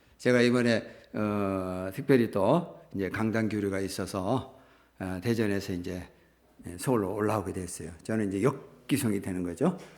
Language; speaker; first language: Korean; native; Korean